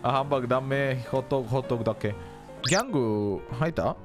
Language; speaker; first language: Japanese; non-native, learner; English